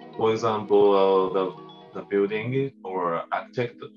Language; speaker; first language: English; non-native, learner; Japanese